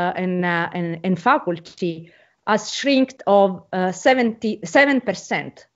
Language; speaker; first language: English; non-native, fluent; Italian